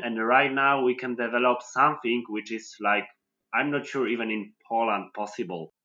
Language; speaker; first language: English; non-native, fluent; Polish